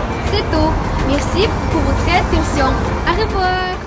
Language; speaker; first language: French; non-native, learner; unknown